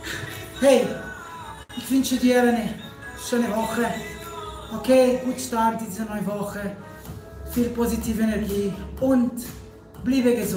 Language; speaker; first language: German; non-native, fluent; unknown